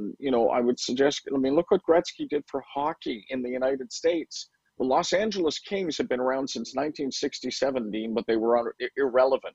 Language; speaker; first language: English; native; English